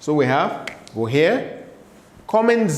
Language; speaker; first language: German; non-native, learner; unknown